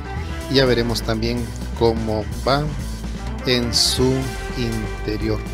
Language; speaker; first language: Spanish; native; Spanish